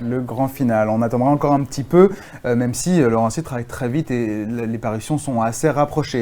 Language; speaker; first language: French; native; French